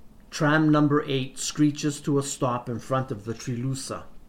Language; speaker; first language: English; early bilingual, other home language; Italian